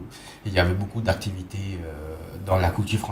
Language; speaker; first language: French; non-native, fluent; Khmer